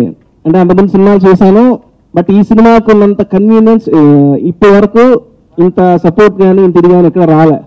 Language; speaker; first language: Telugu; native; Telugu